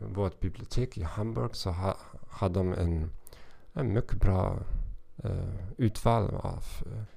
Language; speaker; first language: Swedish; non-native, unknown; German